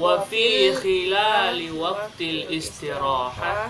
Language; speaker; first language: Arabic; non-native, learner; Indonesian